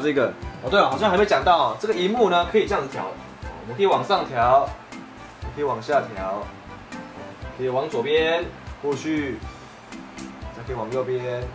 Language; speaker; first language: Chinese; native; Chinese